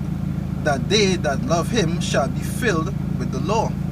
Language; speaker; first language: English; native; English